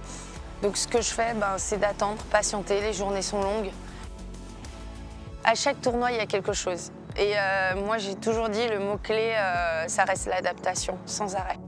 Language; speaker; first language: French; native; French